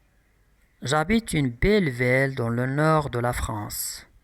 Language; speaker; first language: French; non-native, local second language; Arabic